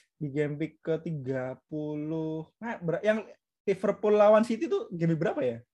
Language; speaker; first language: Indonesian; native; Indonesian